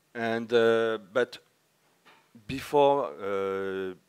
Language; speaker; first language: English; non-native, learner; French